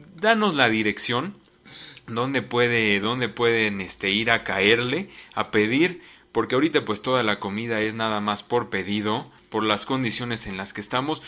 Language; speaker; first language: Spanish; native; Spanish